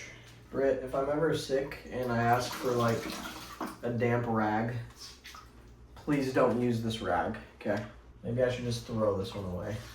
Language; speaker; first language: English; native; English